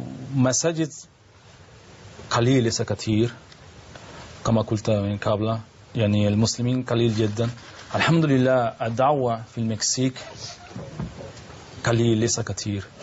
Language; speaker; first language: Arabic; non-native, learner; Spanish